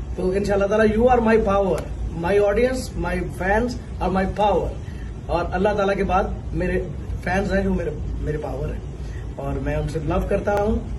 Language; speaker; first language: Urdu; non-native, local second language; Punjabi